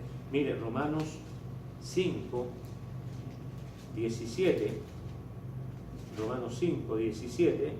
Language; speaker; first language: Spanish; native; Spanish